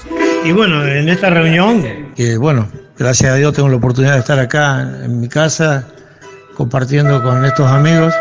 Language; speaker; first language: Spanish; native; Spanish